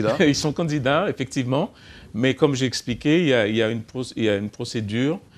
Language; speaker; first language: French; non-native, fluent; English